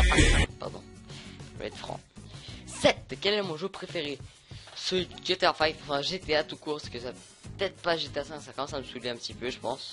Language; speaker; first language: French; native; French